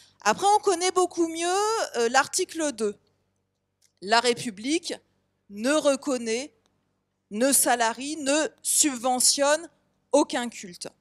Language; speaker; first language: French; native; French